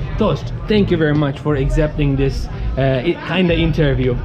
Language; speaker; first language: English; non-native, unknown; Turkish